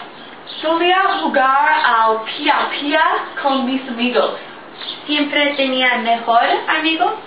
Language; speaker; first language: Spanish; non-native, learner; English